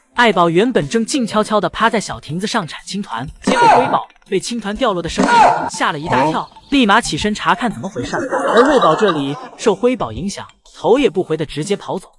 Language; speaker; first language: Chinese; native; Chinese